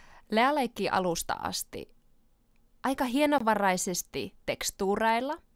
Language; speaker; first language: Finnish; native; Finnish